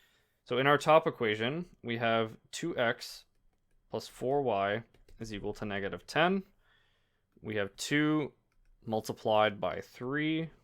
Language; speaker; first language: English; native; English